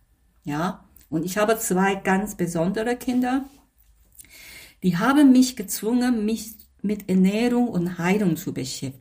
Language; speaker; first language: German; non-native, fluent; Chinese